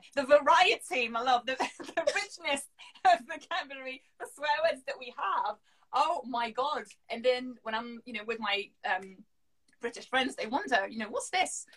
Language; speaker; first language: English; non-native, fluent; French